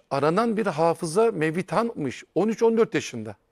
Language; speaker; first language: Turkish; native; Turkish